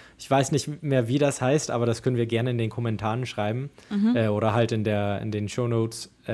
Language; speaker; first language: German; non-native, fluent; English